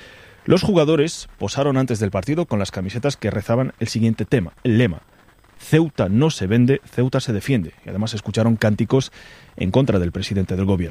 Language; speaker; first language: Spanish; native; Spanish